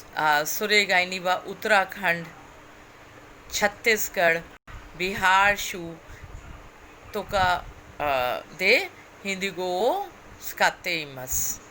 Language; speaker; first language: Japanese; non-native, fluent; Hindi